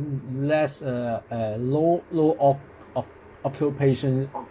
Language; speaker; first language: English; non-native, local second language; Cantonese